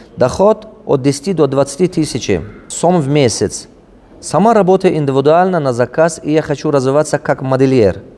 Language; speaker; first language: Russian; non-native, local second language; Tajik